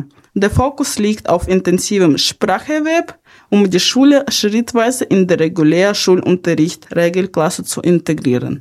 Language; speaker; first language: German; non-native, fluent; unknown